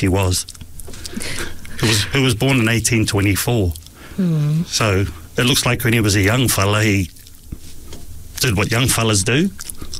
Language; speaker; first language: English; native; English